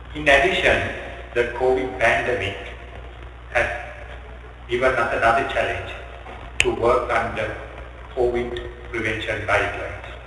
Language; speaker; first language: English; non-native, local second language; Sinhala